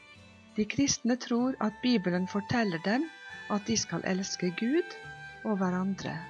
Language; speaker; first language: Norwegian; non-native, fluent; Polish